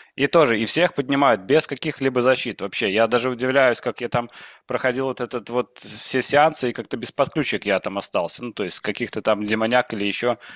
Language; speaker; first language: Russian; non-native, local second language; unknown